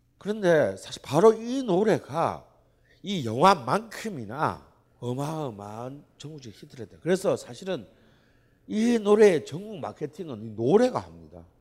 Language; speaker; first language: Korean; native; Korean